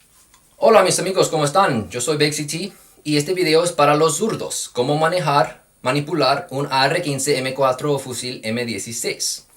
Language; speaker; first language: Spanish; non-native, fluent; English